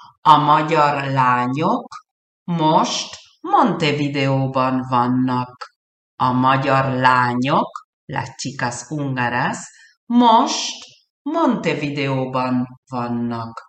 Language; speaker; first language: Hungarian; early bilingual, heritage; Hungarian